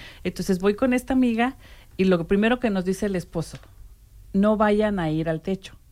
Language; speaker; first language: Spanish; native; Spanish